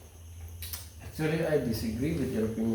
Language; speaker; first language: English; non-native, learner; Indonesian